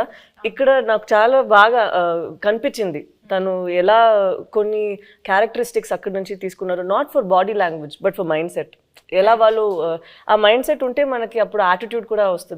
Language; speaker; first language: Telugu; non-native, fluent; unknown